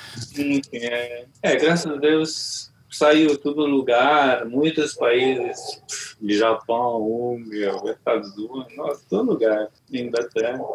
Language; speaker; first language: Portuguese; non-native, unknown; Hungarian